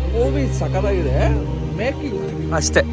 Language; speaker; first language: Kannada; native; Kannada